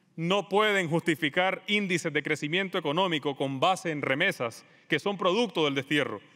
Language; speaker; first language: Spanish; native; Spanish